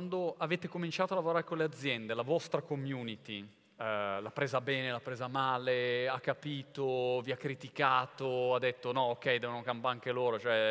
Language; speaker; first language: Italian; native; Italian